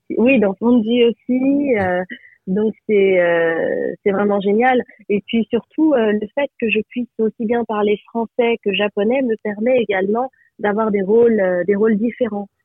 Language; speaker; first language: French; early bilingual, other home language; Japanese